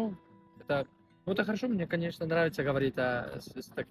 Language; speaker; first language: Russian; non-native, learner; Spanish